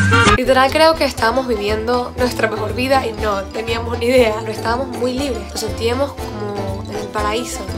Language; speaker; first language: Spanish; native; Spanish